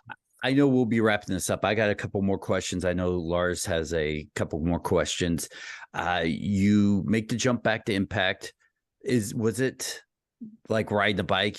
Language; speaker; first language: English; native; English